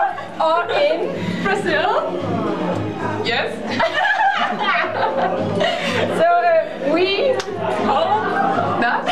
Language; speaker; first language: English; non-native, learner; German